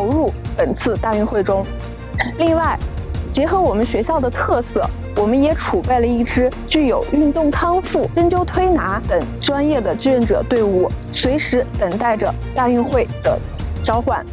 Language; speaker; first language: Chinese; native; Chinese